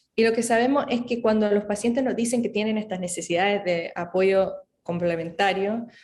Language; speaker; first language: Spanish; early bilingual, other home language; English